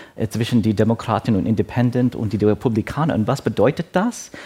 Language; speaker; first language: German; non-native, learner; Wu Chinese